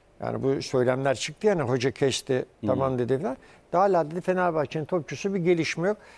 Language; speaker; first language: Turkish; early bilingual, heritage; Turkish